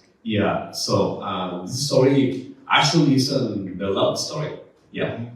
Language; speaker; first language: English; non-native, learner; Spanish